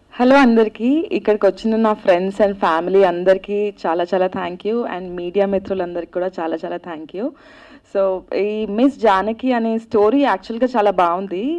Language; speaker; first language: Telugu; native; Telugu